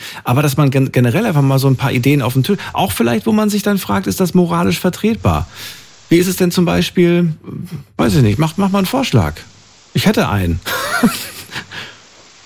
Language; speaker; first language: German; native; German